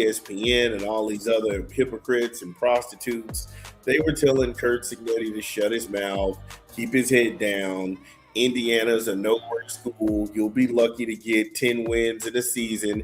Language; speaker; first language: English; native; English